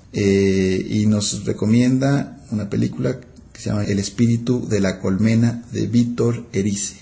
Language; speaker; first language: Spanish; native; Spanish